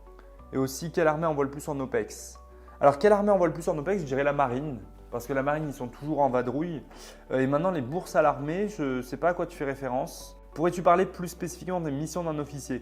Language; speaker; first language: French; native; French